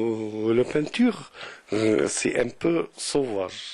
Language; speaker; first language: French; non-native, local second language; Arabic